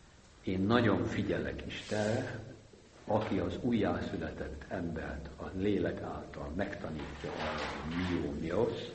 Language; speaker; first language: Hungarian; native; Hungarian